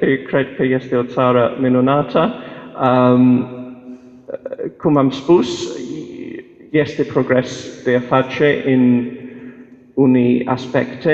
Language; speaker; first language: Romanian; non-native, fluent; English